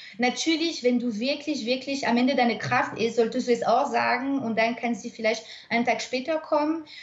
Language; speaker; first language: German; non-native, fluent; French